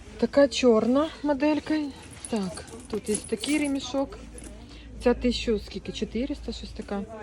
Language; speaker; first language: Ukrainian; native; Ukrainian